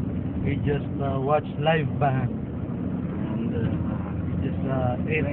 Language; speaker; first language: English; non-native, local second language; Filipino